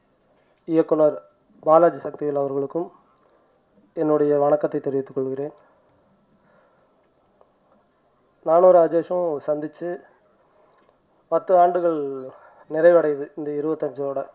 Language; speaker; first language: Tamil; native; Tamil